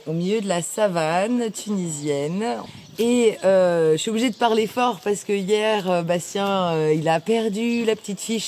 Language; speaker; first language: French; native; French